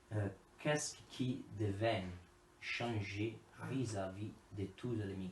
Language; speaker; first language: French; non-native, learner; Italian